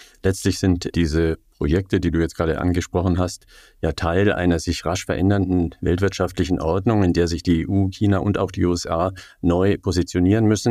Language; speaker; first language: German; native; German